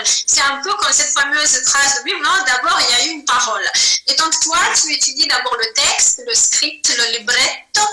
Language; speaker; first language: French; non-native, fluent; Azerbaijani